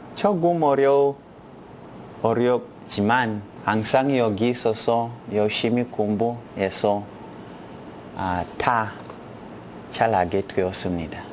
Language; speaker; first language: Korean; non-native, learner; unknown